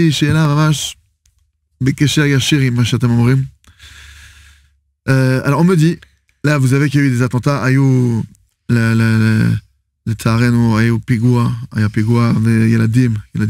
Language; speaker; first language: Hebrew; non-native, fluent; French